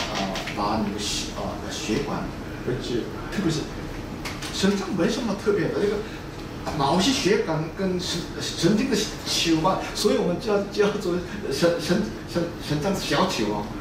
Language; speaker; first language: Chinese; non-native, fluent; Korean